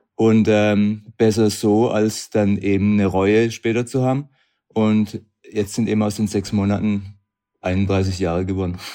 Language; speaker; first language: German; native; German